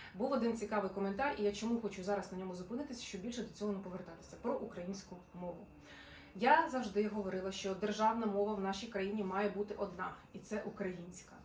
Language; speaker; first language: Ukrainian; non-native, local second language; Russian